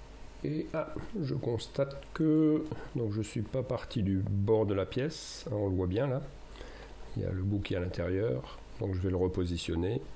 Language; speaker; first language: French; native; French